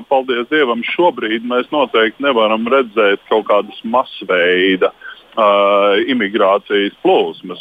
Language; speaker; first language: Latvian; non-native, local second language; Russian